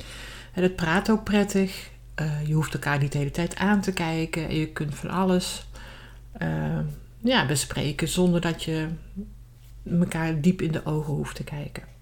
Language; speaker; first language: Dutch; native; Dutch